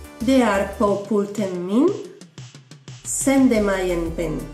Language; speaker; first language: Norwegian; non-native, learner; Spanish